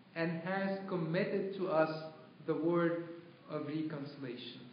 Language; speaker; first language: English; non-native, fluent; Arabic